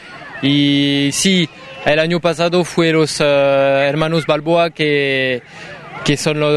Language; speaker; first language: Spanish; non-native, learner; French